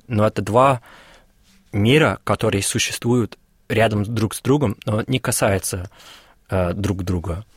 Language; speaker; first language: Russian; non-native, fluent; English